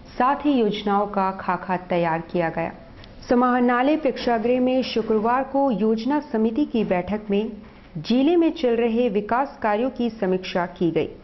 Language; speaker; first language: Hindi; native; Hindi